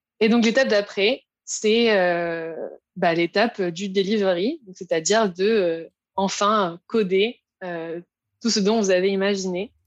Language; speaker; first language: French; native; French